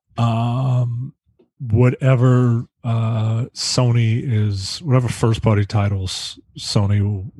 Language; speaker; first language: English; native; English